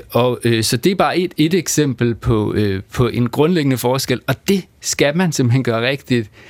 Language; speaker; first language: Danish; native; Danish